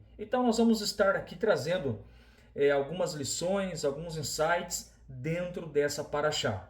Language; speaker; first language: Portuguese; native; Portuguese